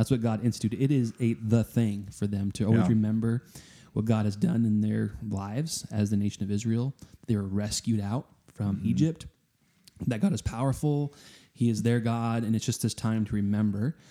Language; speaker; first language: English; native; English